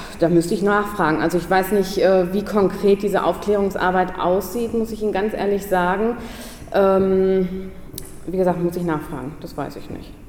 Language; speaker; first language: German; native; German